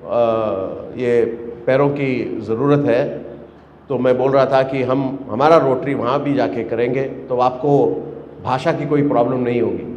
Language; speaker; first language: Hindi; non-native, local second language; Telugu